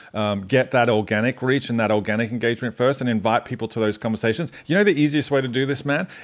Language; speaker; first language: English; native; English